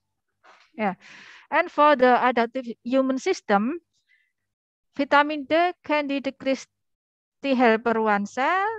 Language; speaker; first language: English; non-native, learner; Indonesian